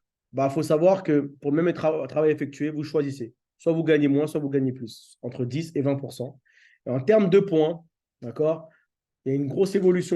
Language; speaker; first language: French; native; French